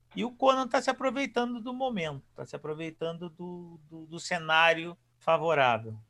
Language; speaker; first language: Portuguese; native; Portuguese